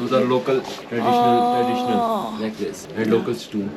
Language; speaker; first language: English; non-native, local second language; Hindi